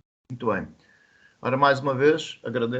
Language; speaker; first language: Portuguese; native; Portuguese